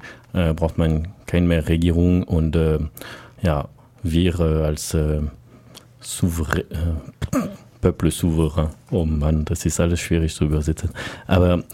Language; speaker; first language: German; non-native, learner; French